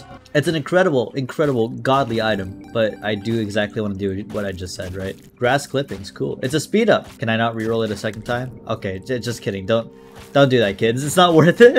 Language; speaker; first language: English; native; English